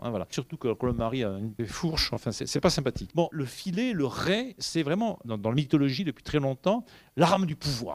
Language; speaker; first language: French; native; French